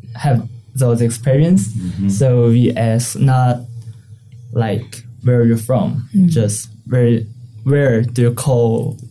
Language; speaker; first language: English; non-native, learner; Korean